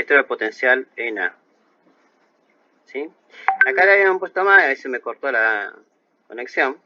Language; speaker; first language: Spanish; native; Spanish